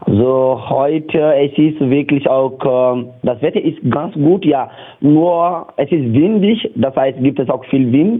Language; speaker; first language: German; non-native, learner; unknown